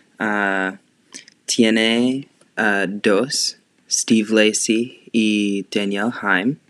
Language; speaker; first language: Spanish; non-native, learner; English